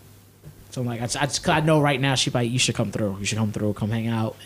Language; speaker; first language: English; native; English